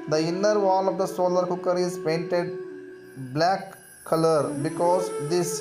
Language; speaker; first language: English; non-native, local second language; Kannada